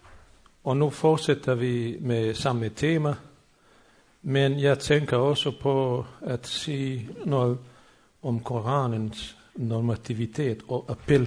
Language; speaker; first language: Swedish; non-native, fluent; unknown